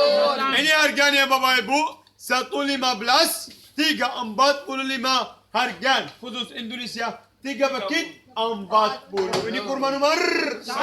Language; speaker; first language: Indonesian; non-native, learner; Arabic